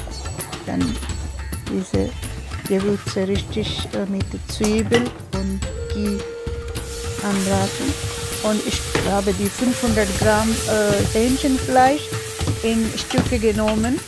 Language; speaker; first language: German; non-native, learner; Tulu